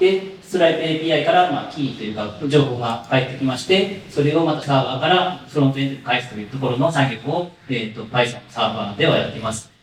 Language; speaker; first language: Japanese; native; Japanese